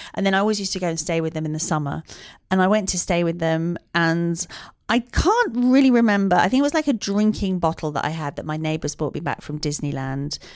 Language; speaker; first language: English; native; English